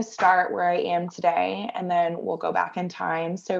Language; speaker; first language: English; native; English